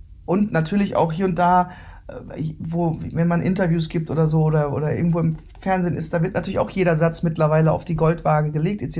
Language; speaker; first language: German; native; German